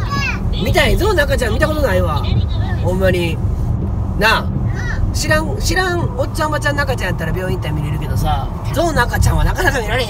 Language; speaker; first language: Japanese; native; Japanese